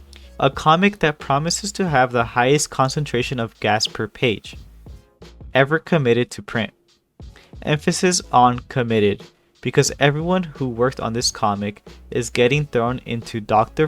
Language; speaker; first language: English; native; English